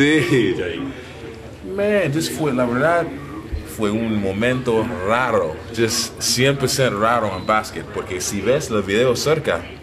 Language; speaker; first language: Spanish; non-native, learner; English